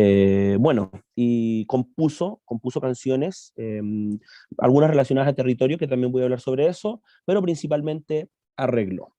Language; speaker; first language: Spanish; native; Spanish